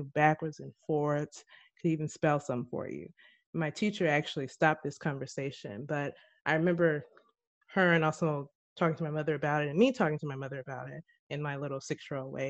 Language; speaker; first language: English; native; English